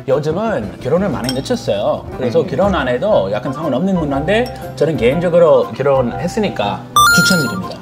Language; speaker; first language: Korean; non-native, fluent; English